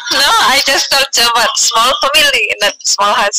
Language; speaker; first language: English; non-native, learner; Indonesian